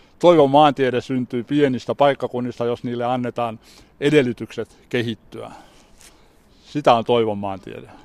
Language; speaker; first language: Finnish; native; Finnish